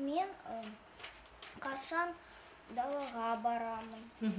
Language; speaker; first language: Kazakh; non-native, local second language; Russian